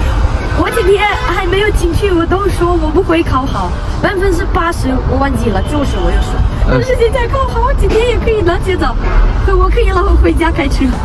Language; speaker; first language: Chinese; non-native, learner; Russian